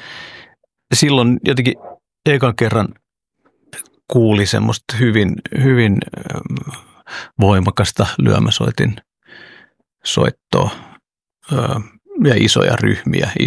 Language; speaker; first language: Finnish; early bilingual, other home language; Oromo